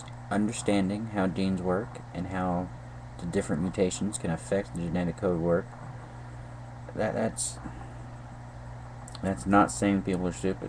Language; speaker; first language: English; native; English